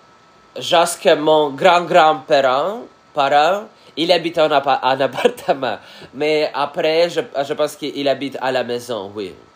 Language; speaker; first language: French; non-native, learner; Russian